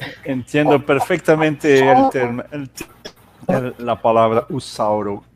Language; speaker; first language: Spanish; non-native, fluent; Portuguese